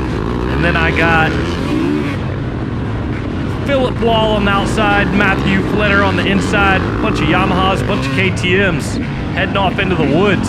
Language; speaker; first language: English; native; English